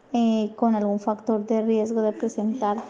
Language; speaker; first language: Spanish; native; Spanish